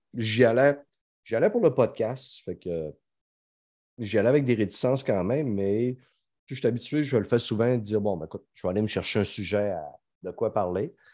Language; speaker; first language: French; native; French